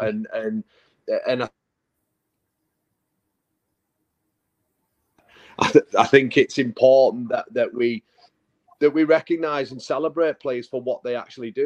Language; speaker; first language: English; native; English